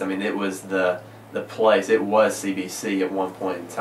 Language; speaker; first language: English; native; English